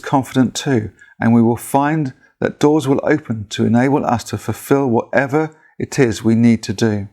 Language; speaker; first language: English; native; English